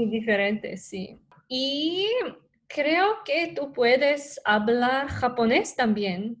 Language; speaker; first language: Spanish; non-native, learner; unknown